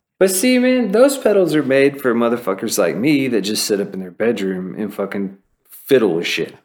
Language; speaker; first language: English; native; English